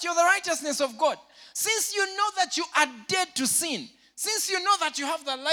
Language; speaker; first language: English; non-native, local second language; Ganda